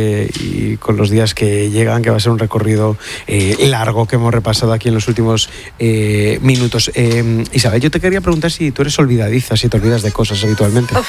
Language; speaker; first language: Spanish; native; Spanish